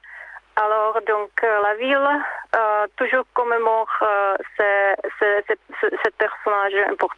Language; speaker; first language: French; non-native, learner; Czech